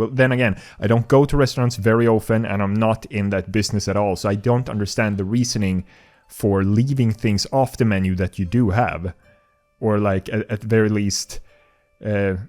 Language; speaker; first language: English; non-native, fluent; Swedish